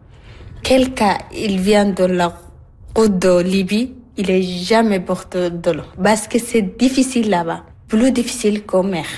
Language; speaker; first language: French; non-native, learner; Arabic